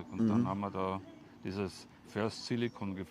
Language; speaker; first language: German; native; German